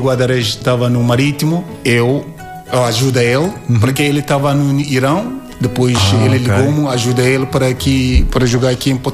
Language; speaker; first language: Portuguese; non-native, learner; Yoruba